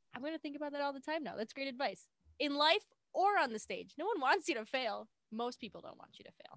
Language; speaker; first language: English; native; English